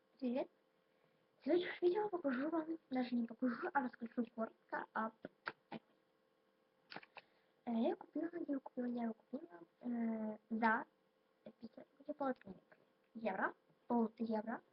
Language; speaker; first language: Russian; non-native, local second language; Ukrainian